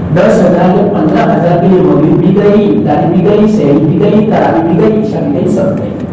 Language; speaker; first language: Urdu; non-native, local second language; Gujarati